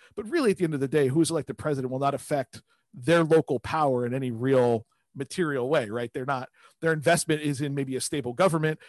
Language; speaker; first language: English; native; English